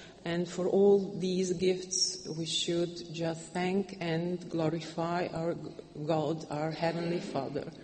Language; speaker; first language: English; non-native, fluent; Hungarian